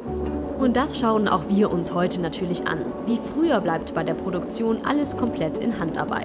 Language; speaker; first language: German; native; German